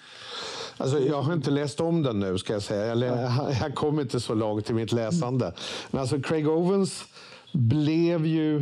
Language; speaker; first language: Swedish; native; Swedish